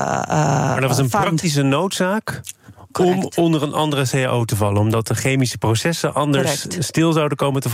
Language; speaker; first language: Dutch; native; Dutch